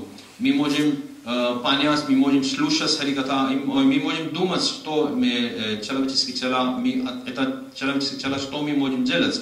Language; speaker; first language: Russian; non-native, learner; Hindi